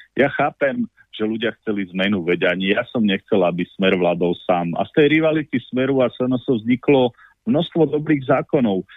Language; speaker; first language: Slovak; native; Slovak